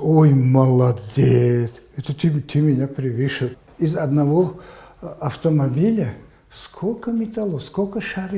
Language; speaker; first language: Russian; non-native, local second language; Uzbek